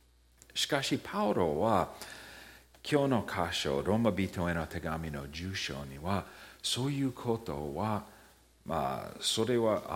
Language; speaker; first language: Japanese; early bilingual, heritage; Japanese